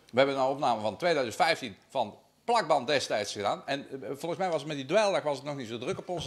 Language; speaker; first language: Dutch; native; Dutch